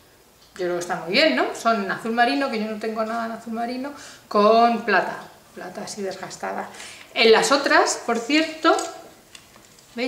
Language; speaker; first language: Spanish; native; Spanish